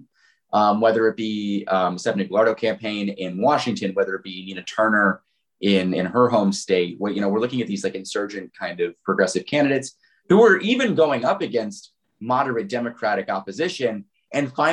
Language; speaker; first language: English; native; English